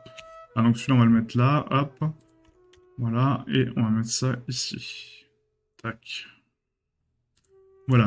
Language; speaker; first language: French; native; French